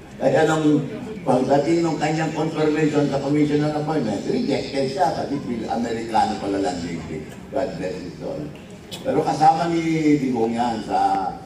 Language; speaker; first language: Filipino; non-native, local second language; Iloko